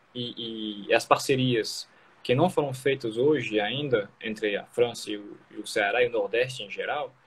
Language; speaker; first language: Portuguese; non-native, fluent; French